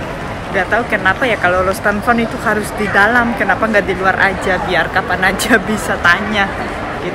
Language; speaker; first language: Indonesian; non-native, fluent; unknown